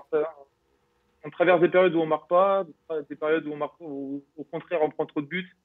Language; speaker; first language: French; native; French